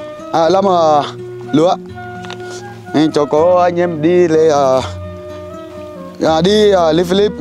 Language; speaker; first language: Vietnamese; non-native, learner; Portuguese